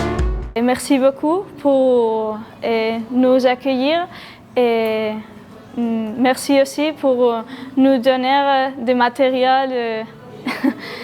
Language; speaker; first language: French; non-native, learner; Spanish